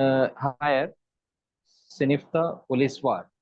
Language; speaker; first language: Turkish; non-native, learner; Urdu